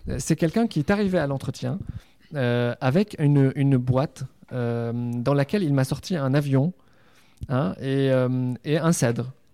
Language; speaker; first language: French; non-native, local second language; Arabic